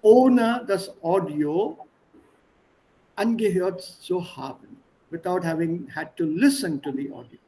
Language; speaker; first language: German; non-native, fluent; Hindi